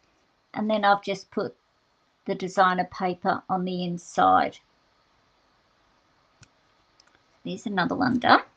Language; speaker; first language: English; native; English